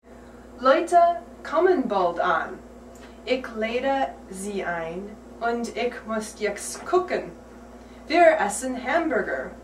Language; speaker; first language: German; non-native, learner; English